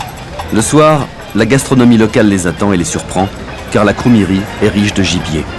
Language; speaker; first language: French; native; French